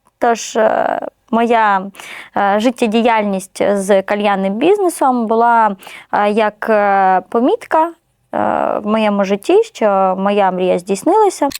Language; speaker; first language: Ukrainian; non-native, local second language; Russian